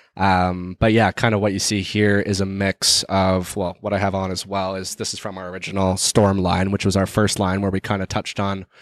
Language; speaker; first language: English; native; English